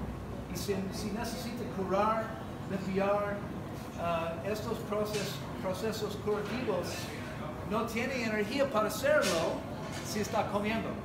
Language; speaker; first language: Spanish; non-native, learner; English